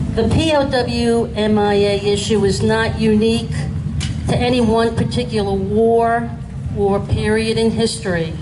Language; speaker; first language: English; native; English